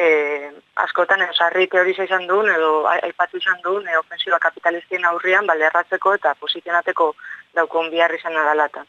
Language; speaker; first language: Basque; native; Basque